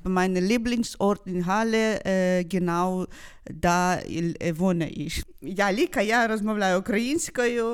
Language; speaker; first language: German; non-native, learner; Ukrainian